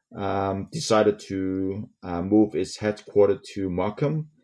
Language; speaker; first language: English; non-native, local second language; Cantonese